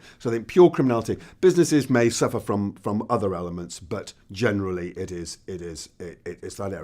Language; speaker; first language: English; native; English